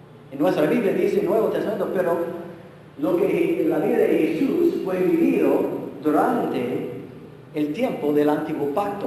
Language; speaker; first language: Spanish; non-native, fluent; English